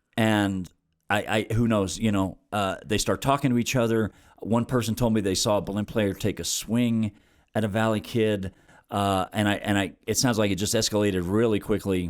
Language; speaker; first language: English; native; English